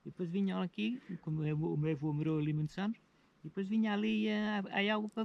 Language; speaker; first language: Portuguese; native; Portuguese